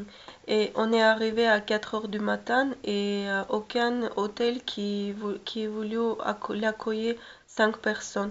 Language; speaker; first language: French; non-native, learner; Russian